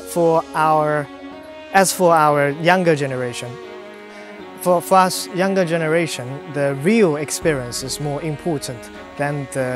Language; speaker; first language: English; non-native, learner; Chinese